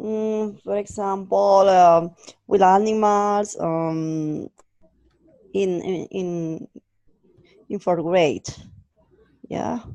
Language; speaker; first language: English; non-native, learner; Spanish